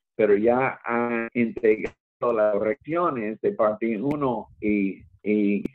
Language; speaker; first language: Spanish; non-native, fluent; English